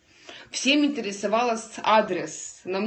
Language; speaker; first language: Russian; non-native, learner; Estonian